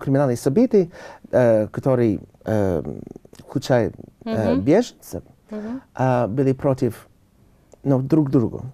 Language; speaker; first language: Russian; non-native, learner; English